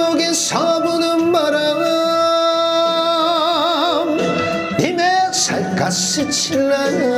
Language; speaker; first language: Korean; native; Korean